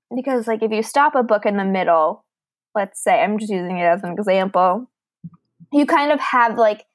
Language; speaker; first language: English; native; English